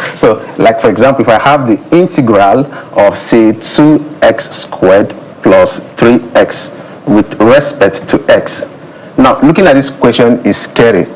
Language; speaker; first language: Nigerian Pidgin; native; Nigerian Pidgin